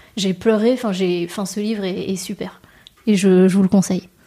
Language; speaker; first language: French; native; French